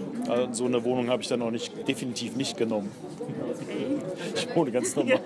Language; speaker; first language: German; native; German